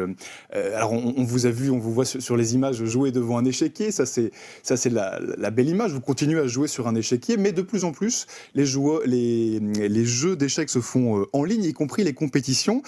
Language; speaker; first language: French; native; French